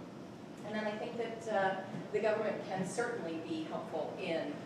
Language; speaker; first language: English; native; English